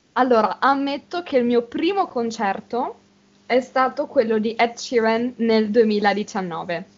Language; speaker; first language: Italian; native; Italian